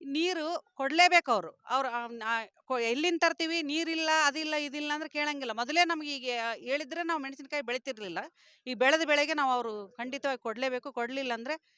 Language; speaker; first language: Kannada; native; Kannada